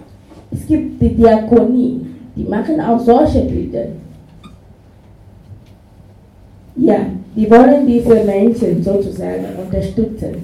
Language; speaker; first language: German; non-native, fluent; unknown